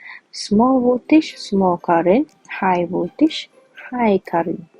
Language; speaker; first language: English; non-native, local second language; Malay